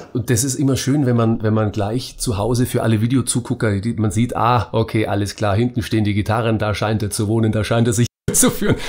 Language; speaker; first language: German; native; German